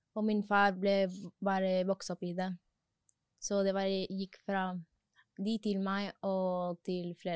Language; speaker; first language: Norwegian; non-native, learner; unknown